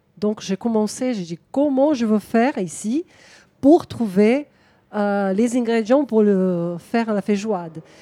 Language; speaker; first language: French; non-native, fluent; Portuguese